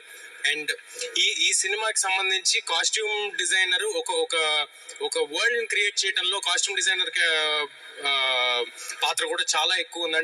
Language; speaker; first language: Telugu; native; Telugu